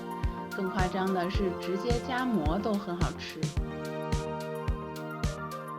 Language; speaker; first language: Chinese; native; Chinese